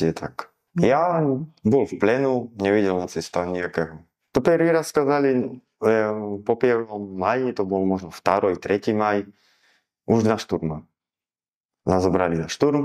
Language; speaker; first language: Russian; non-native, learner; Slovak